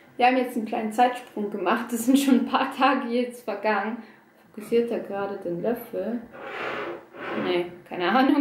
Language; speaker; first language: German; early bilingual, other home language; Russian